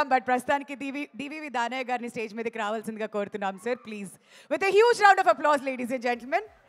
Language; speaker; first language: Telugu; native; Telugu